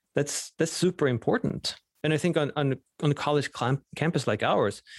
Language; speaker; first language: English; non-native, fluent; Swedish